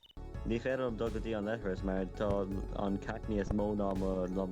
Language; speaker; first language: Irish; non-native, local second language; English